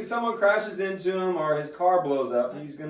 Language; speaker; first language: English; native; English